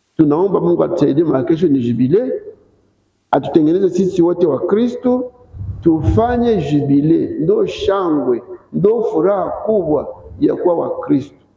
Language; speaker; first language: Swahili; non-native, local second language; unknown